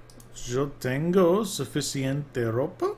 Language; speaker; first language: Spanish; non-native, learner; English